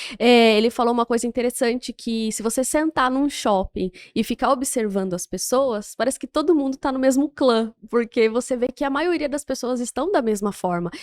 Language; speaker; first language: Portuguese; native; Portuguese